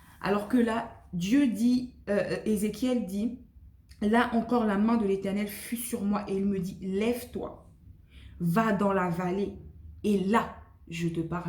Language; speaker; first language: French; native; French